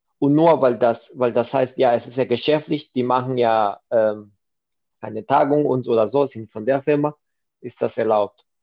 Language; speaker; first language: German; non-native, fluent; Spanish